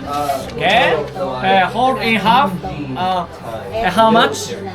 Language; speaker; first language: English; non-native, learner; Japanese